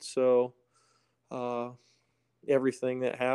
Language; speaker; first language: English; native; English